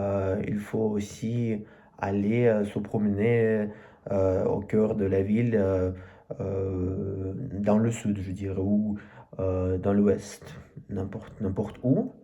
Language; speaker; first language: French; non-native, learner; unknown